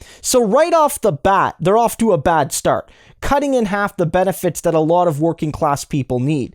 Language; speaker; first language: English; native; English